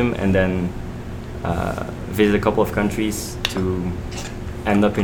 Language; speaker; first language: English; non-native, fluent; Dutch